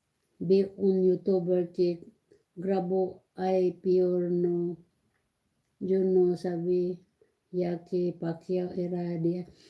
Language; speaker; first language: Spanish; non-native, learner; Cebuano